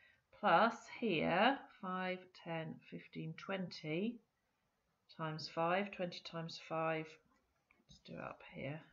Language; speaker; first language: English; native; English